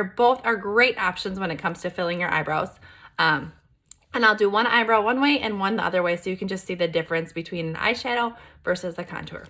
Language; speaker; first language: English; native; English